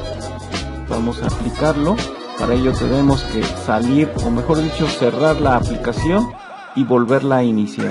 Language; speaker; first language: Spanish; native; Spanish